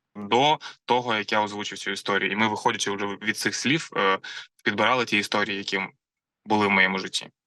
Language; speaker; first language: Ukrainian; non-native, local second language; Russian